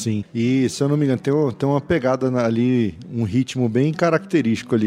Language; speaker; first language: Portuguese; native; Portuguese